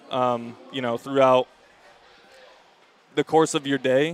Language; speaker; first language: English; native; English